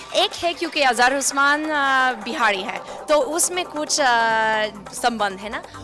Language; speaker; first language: Hindi; non-native, fluent; English